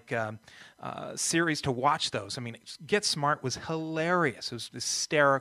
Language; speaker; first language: English; early bilingual, other home language; Italian